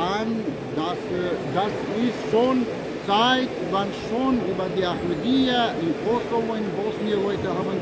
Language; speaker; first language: German; non-native, learner; Albanian